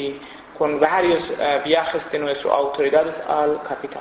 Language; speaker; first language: Spanish; non-native, fluent; Persian